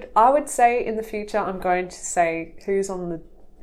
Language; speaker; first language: English; native; English